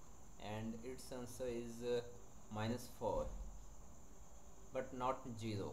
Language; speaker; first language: English; non-native, local second language; Hindi